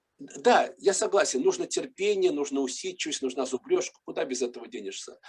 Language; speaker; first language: Russian; native; Russian